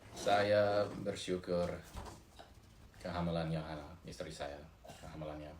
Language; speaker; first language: Indonesian; non-native, fluent; English